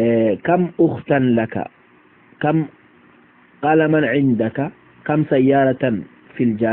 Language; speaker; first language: Arabic; non-native, fluent; Fula